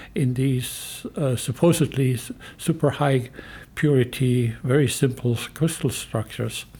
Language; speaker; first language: English; non-native, fluent; German